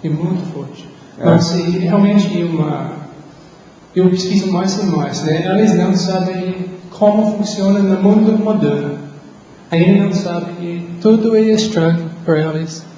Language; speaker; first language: Portuguese; non-native, learner; English